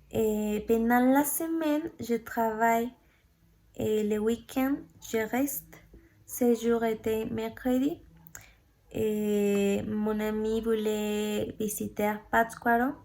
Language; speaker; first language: French; non-native, learner; Spanish